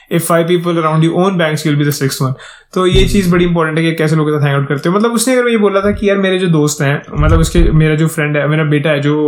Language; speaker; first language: Hindi; native; Hindi